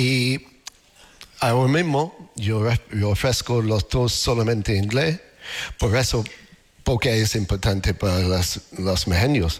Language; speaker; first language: Spanish; non-native, learner; English